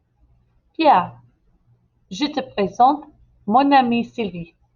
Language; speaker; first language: French; non-native, fluent; English